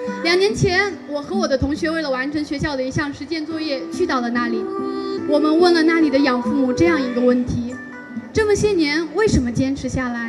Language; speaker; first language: Chinese; native; Chinese